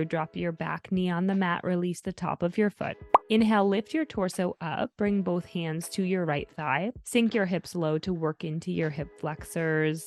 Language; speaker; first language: English; native; English